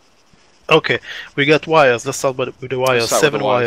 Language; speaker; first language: English; non-native, fluent; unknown